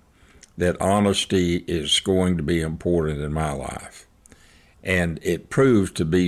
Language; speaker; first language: English; native; English